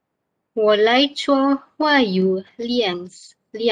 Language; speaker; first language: Chinese; non-native, learner; Malay